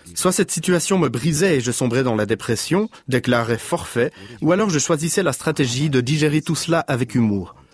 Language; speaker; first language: French; non-native, fluent; German